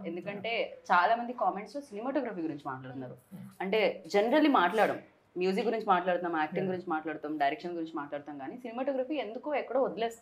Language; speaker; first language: Telugu; native; Telugu